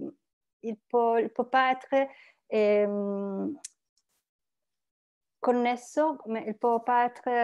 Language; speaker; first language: French; non-native, learner; Italian